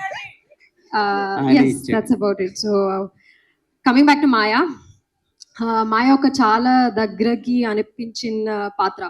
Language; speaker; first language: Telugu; non-native, learner; Malayalam